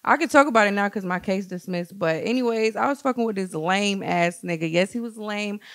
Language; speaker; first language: English; native; English